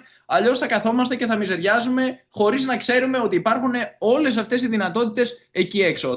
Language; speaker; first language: Greek; native; Greek